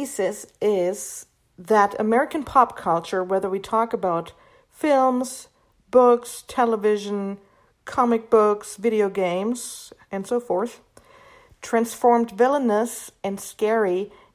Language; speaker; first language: English; non-native, fluent; German